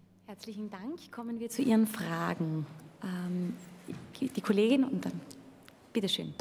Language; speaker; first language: German; native; German